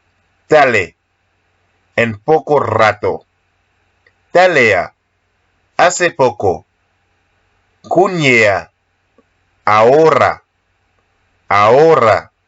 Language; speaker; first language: Spanish; non-native, learner; Haitian Creole